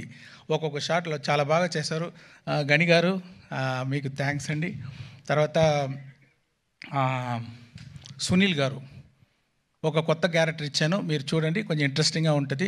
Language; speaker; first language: Telugu; non-native, local second language; Tamil